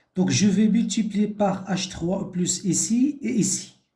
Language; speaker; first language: French; non-native, local second language; Arabic